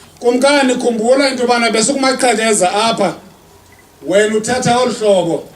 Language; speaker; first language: Xhosa; native; Xhosa